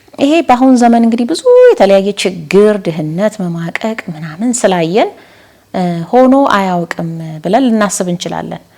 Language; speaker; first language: Amharic; native; Amharic